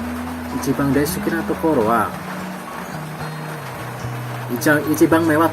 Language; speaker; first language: Japanese; non-native, learner; Indonesian